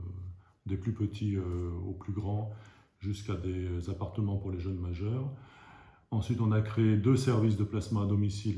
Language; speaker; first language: French; native; French